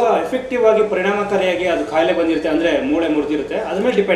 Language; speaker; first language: Kannada; native; Kannada